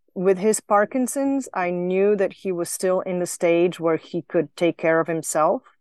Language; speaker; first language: English; non-native, fluent; Slovenian